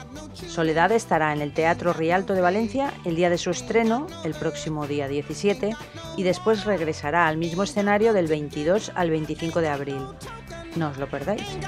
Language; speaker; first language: Spanish; native; Spanish